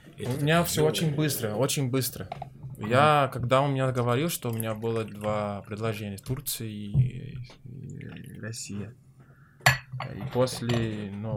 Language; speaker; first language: Russian; non-native, learner; Portuguese